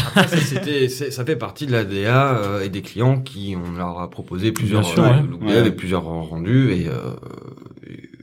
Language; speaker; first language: French; native; French